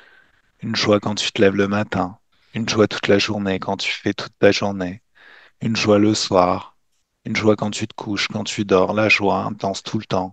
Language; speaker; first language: French; native; French